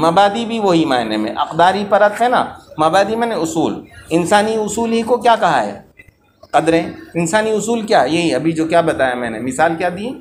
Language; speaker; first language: Urdu; native; Urdu